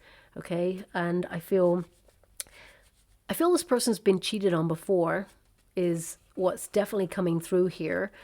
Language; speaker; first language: English; native; English